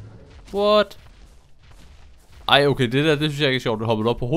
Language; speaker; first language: Danish; native; Danish